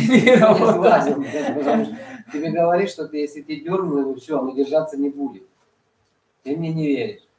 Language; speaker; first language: Russian; native; Russian